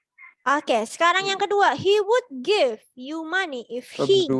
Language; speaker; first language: English; non-native, fluent; Indonesian